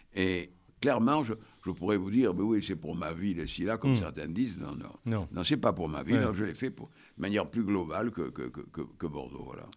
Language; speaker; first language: French; native; French